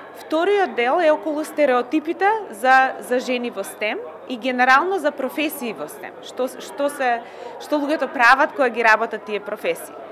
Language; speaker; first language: Macedonian; native; Macedonian